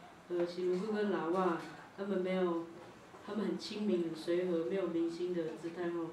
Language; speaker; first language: Chinese; native; Chinese